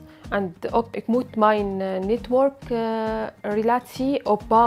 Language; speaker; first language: Dutch; non-native, learner; Arabic